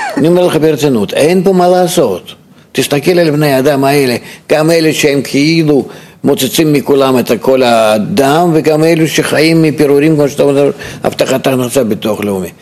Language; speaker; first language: Hebrew; non-native, fluent; Russian